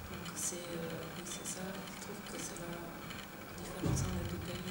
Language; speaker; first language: French; non-native, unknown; Polish